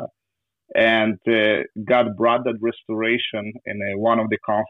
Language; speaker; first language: English; non-native, fluent; Ukrainian